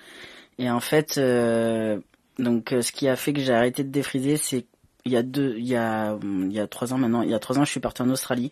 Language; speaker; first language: French; native; French